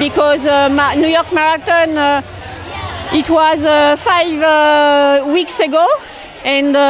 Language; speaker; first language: English; non-native, learner; French